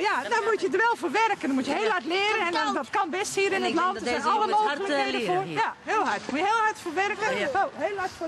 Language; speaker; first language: Dutch; native; Dutch